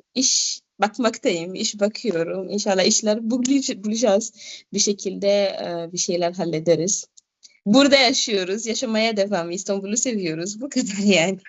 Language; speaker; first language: Turkish; non-native, fluent; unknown